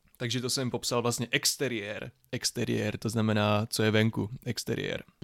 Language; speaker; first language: Czech; native; Czech